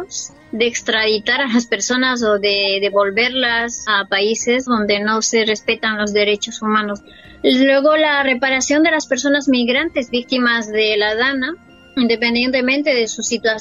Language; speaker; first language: Spanish; native; Spanish